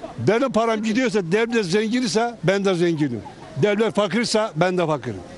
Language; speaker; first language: Turkish; native; Turkish